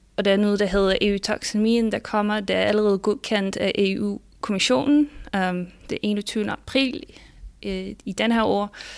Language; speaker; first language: Danish; non-native, fluent; Dutch